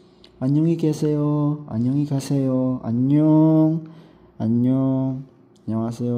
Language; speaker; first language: Korean; non-native, fluent; Filipino